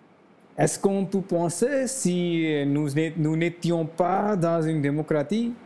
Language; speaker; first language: French; non-native, learner; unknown